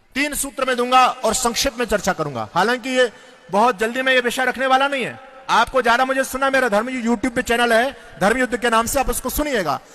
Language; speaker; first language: Hindi; native; Hindi